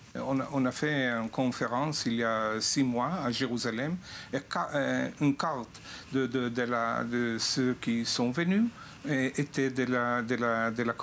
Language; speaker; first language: French; non-native, fluent; Hebrew